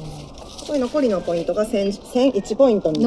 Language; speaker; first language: Japanese; native; Japanese